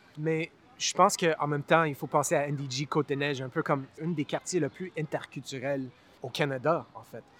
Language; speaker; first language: French; non-native, local second language; English